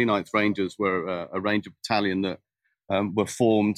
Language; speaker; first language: English; native; English